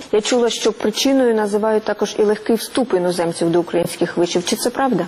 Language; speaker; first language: Ukrainian; native; Ukrainian